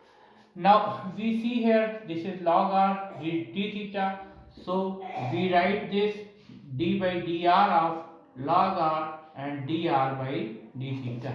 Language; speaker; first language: English; non-native, local second language; Hindi